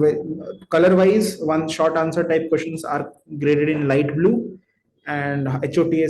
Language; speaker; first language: English; non-native, local second language; Hindi